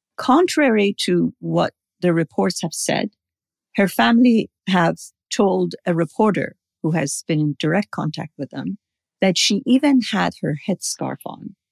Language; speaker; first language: English; non-native, fluent; Persian